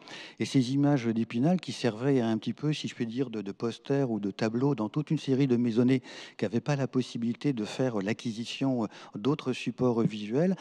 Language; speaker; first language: French; native; French